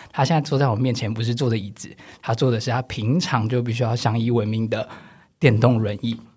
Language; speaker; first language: Chinese; native; Chinese